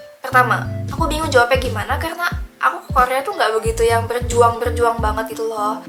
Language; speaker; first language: Indonesian; native; Indonesian